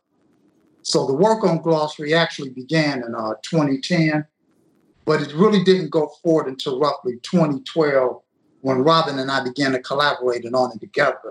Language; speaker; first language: English; native; English